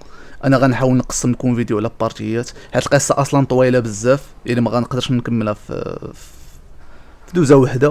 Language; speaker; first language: Arabic; native; Arabic